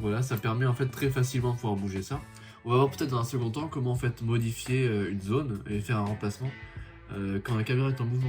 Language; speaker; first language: French; native; French